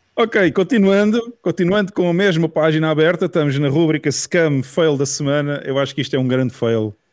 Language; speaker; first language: Portuguese; native; Portuguese